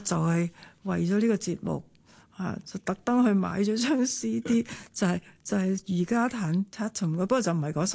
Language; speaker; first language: Cantonese; native; Cantonese